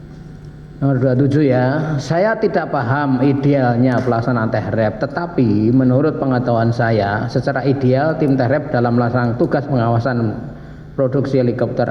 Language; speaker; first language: Indonesian; native; Indonesian